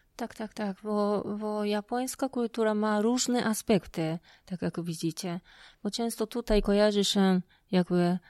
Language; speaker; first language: Polish; non-native, fluent; Japanese